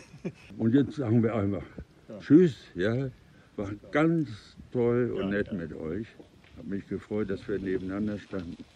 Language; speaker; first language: German; native; German